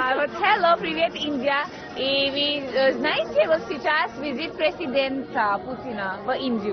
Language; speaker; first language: Russian; non-native, learner; Hindi